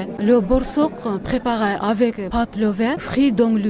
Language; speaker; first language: French; non-native, learner; Kyrgyz